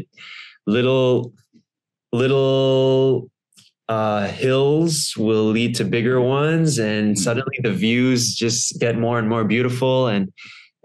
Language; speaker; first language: English; native; English